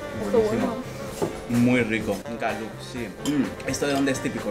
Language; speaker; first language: Spanish; native; Spanish